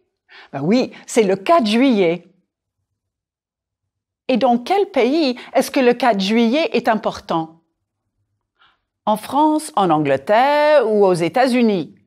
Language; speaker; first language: French; non-native, fluent; English